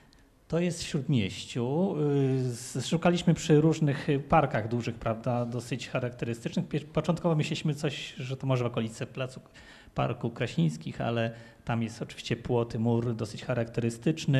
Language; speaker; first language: Polish; native; Polish